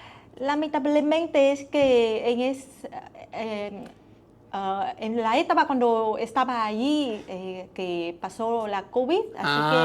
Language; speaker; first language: Spanish; non-native, learner; Vietnamese